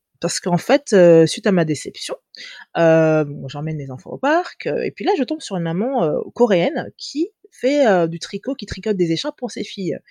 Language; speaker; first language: French; native; French